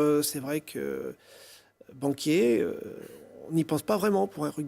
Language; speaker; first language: French; native; French